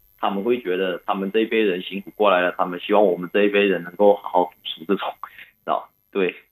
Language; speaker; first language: Chinese; non-native, local second language; Cantonese